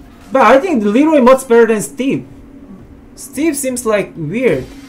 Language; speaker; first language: English; non-native, learner; Korean